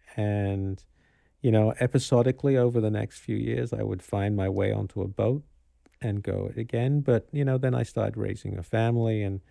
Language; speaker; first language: English; native; English